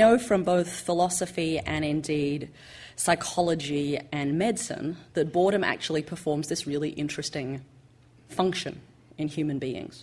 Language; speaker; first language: English; native; English